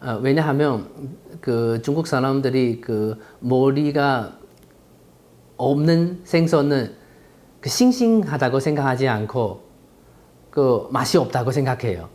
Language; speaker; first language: Korean; non-native, fluent; Chinese